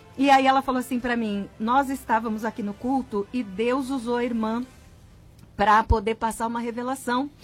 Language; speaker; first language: Portuguese; native; Portuguese